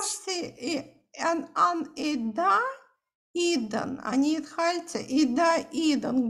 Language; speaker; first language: Hebrew; non-native, fluent; Russian